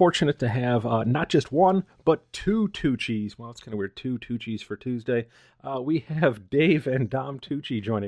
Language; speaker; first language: English; native; English